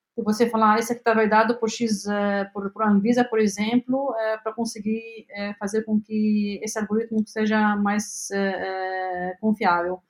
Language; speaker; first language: Portuguese; non-native, fluent; Arabic